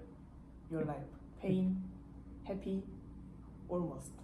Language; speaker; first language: English; non-native, learner; Korean